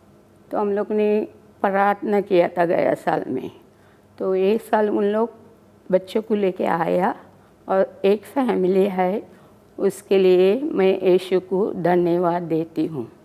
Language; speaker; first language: Hindi; non-native, local second language; Malayalam